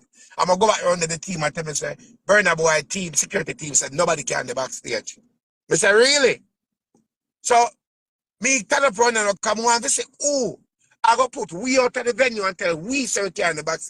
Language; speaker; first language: English; native; English